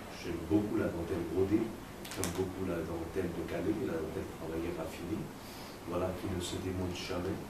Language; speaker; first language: French; native; French